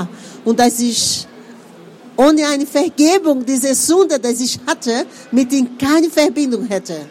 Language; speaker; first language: German; non-native, fluent; Portuguese